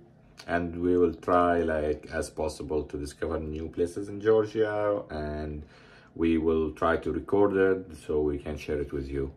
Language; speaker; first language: English; non-native, fluent; Arabic